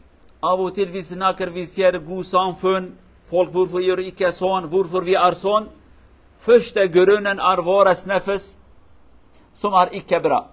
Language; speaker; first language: Norwegian; non-native, learner; Central Kurdish